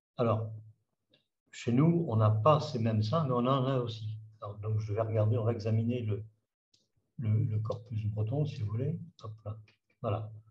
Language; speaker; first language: French; native; French